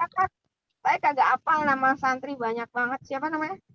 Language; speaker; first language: Indonesian; native; Indonesian